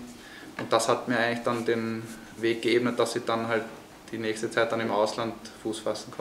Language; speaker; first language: German; native; German